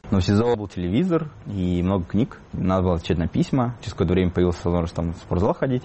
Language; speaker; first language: Russian; native; Russian